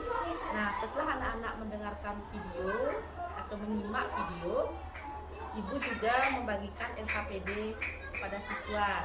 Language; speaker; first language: Indonesian; native; Indonesian